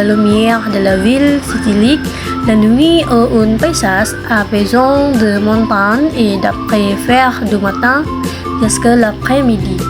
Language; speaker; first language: French; non-native, learner; Indonesian